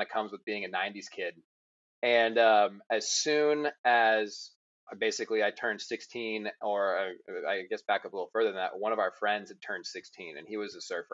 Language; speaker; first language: English; native; English